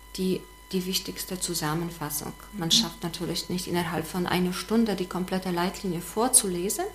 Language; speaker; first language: German; non-native, fluent; Polish